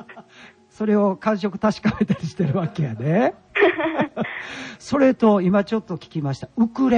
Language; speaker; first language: Japanese; native; Japanese